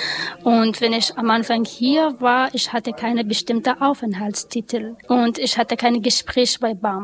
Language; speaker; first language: German; non-native, learner; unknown